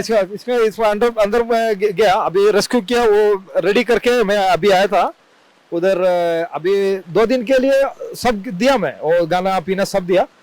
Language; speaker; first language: Hindi; non-native, local second language; Malayalam